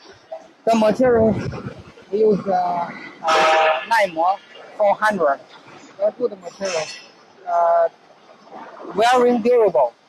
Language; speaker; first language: English; non-native, learner; Chinese